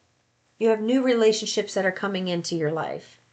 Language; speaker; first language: English; native; English